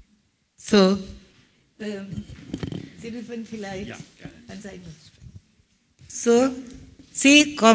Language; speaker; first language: German; non-native, learner; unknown